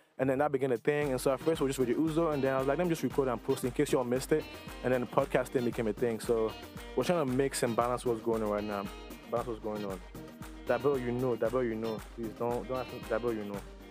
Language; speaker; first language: English; non-native, local second language; Igbo